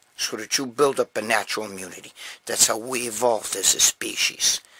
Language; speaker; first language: English; native; English